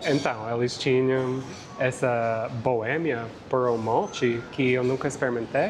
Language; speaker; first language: Portuguese; non-native, fluent; English